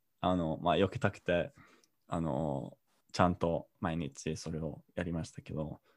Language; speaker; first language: Japanese; non-native, fluent; English